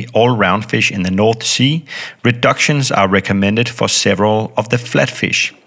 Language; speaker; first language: English; non-native, fluent; Danish